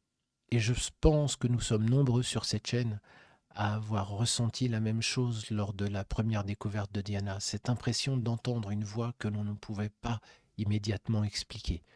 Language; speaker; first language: French; native; French